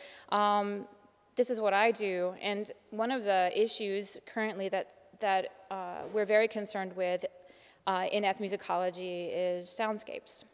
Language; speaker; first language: English; native; English